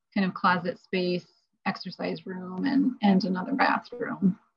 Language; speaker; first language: English; native; English